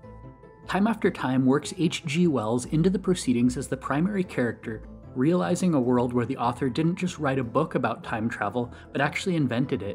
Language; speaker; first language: English; native; English